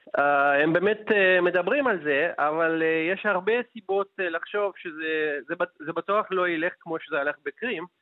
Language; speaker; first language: Hebrew; non-native, fluent; Russian